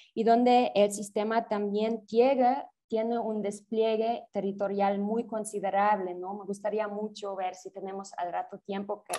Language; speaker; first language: Spanish; non-native, fluent; German